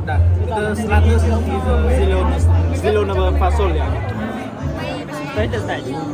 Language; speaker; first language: Russian; non-native, learner; Burmese